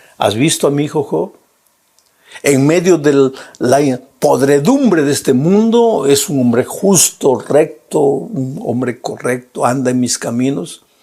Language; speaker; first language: Spanish; native; Spanish